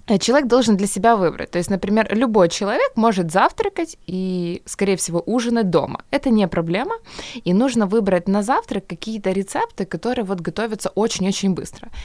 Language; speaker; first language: Russian; native; Russian